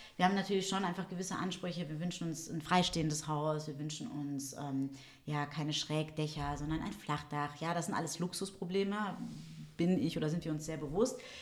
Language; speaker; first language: German; early bilingual, other home language; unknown